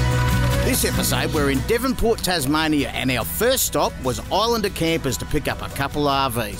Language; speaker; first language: English; native; English